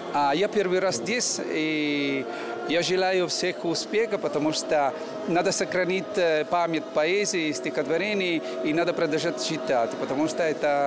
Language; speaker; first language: Russian; non-native, learner; Italian